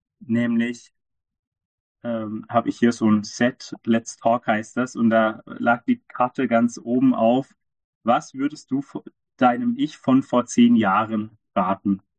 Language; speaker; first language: German; native; German